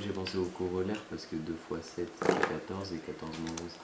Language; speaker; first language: French; native; French